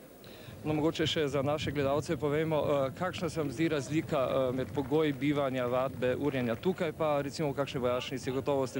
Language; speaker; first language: Slovenian; native; Slovenian